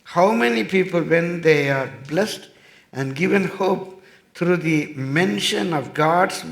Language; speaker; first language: English; non-native, local second language; Tamil